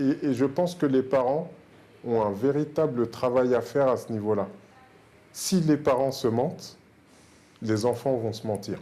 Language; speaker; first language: French; native; French